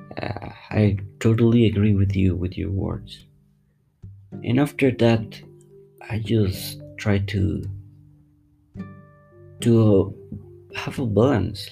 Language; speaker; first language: English; non-native, fluent; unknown